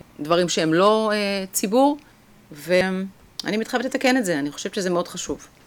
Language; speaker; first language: Hebrew; native; Hebrew